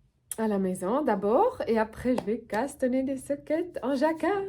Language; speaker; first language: French; non-native, local second language; Swiss German